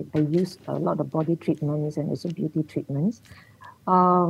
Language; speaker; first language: English; non-native, local second language; Min Nan Chinese